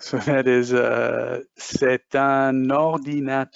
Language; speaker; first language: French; non-native, learner; English